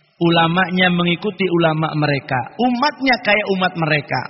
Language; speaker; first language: Indonesian; non-native, local second language; Javanese